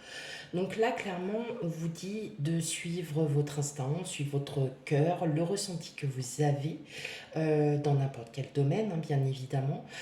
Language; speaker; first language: French; native; French